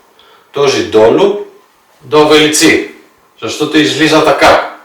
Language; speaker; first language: Bulgarian; non-native, fluent; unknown